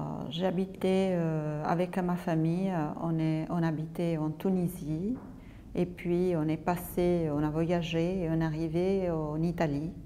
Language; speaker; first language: French; non-native, local second language; Arabic